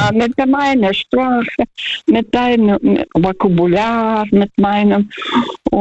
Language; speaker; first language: German; non-native, fluent; Russian